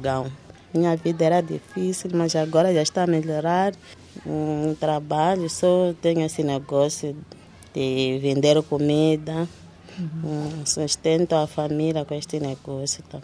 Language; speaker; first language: Portuguese; non-native, local second language; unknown